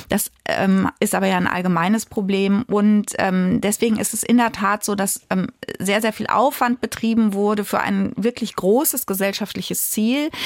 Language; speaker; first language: German; native; German